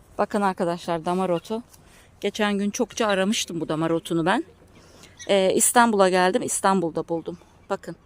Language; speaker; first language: Turkish; native; Turkish